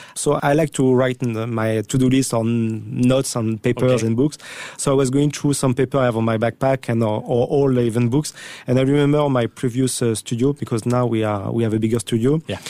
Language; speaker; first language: English; non-native, fluent; French